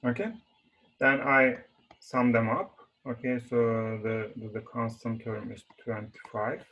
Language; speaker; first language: English; non-native, fluent; Turkish